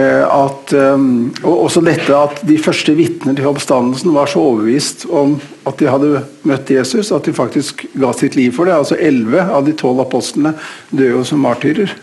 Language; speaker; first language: Norwegian; native; Norwegian